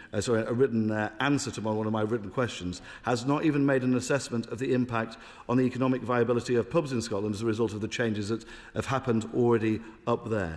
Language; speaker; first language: English; native; English